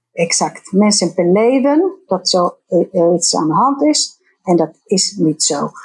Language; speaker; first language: Dutch; non-native, fluent; Finnish